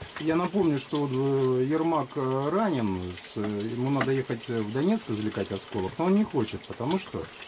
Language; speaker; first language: Russian; native; Russian